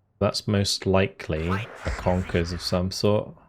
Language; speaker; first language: English; native; English